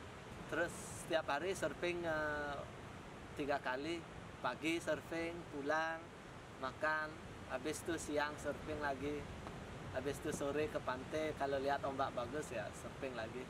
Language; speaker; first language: Indonesian; non-native, local second language; Balinese